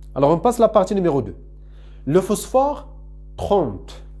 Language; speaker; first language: French; non-native, local second language; Arabic